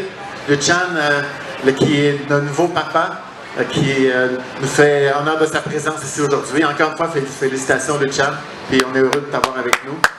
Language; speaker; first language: French; native; French